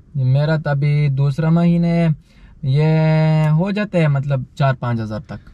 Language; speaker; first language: Urdu; non-native, local second language; Pashto